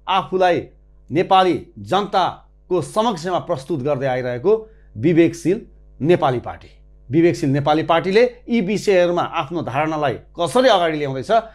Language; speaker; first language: Nepali; native; Nepali